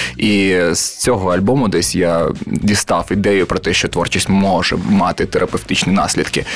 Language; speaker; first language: Ukrainian; non-native, local second language; Russian